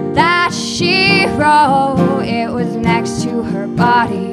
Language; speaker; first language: English; native; English